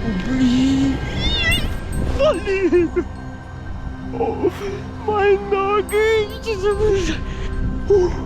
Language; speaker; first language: Russian; non-native, learner; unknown